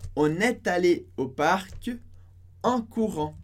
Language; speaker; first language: French; non-native, fluent; Portuguese